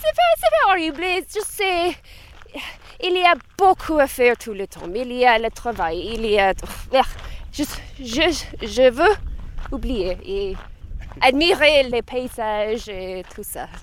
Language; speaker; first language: French; non-native, learner; English